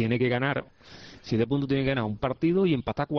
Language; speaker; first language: Spanish; native; Spanish